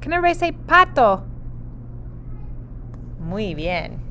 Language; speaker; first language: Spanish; non-native, fluent; English